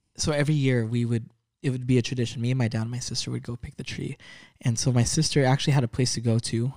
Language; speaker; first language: English; early bilingual, other home language; Filipino